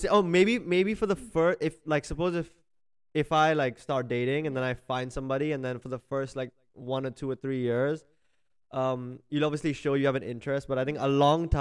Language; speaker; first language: English; non-native, local second language; Hindi